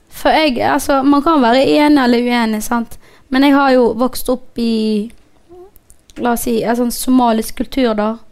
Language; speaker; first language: Norwegian; non-native, fluent; Somali